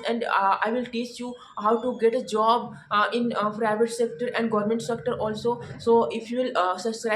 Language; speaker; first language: English; non-native, learner; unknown